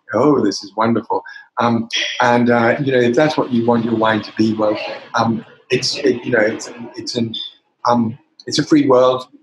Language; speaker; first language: English; native; English